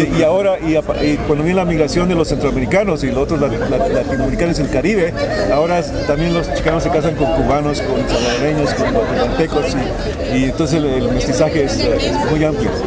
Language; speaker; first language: Spanish; early bilingual, heritage; Spanish